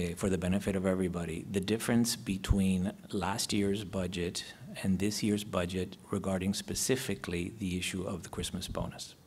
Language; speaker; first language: English; non-native, local second language; Spanish